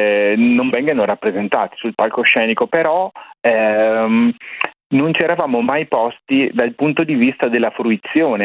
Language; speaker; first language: Italian; native; Italian